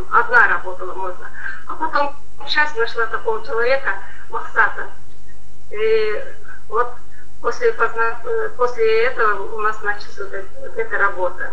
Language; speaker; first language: Russian; non-native, local second language; Kyrgyz